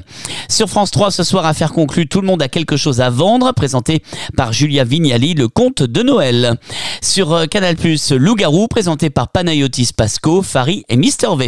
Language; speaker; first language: French; native; French